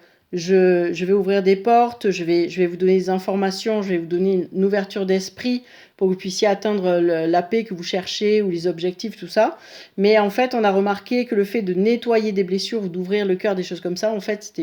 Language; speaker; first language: French; native; French